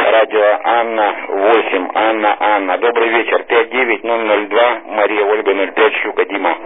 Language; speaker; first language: Russian; native; Russian